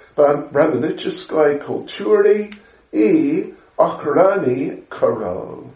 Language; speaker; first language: Russian; non-native, learner; English